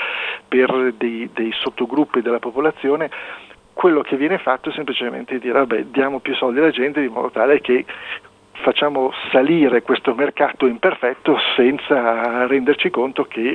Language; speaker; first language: Italian; native; Italian